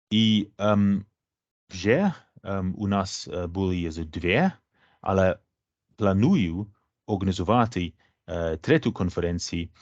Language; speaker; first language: Ukrainian; non-native, fluent; English